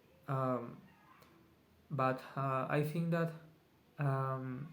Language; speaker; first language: English; non-native, learner; Spanish